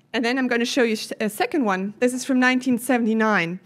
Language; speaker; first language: English; non-native, fluent; German